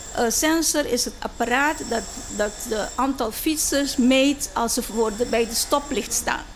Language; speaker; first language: Dutch; non-native, local second language; Papiamento